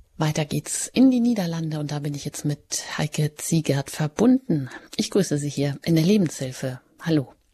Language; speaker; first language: German; native; German